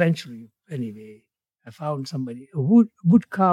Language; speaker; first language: English; non-native, local second language; Gujarati